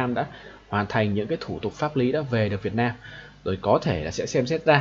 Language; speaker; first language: Vietnamese; native; Vietnamese